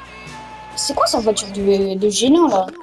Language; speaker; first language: French; native; French